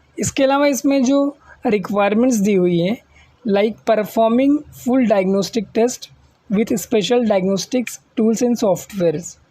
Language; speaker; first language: Hindi; native; Hindi